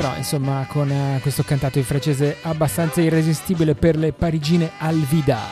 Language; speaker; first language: Italian; native; Italian